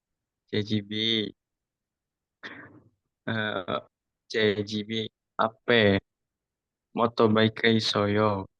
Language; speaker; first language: Korean; non-native, learner; Indonesian